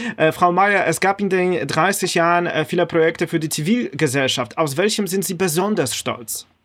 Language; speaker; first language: German; non-native, fluent; Polish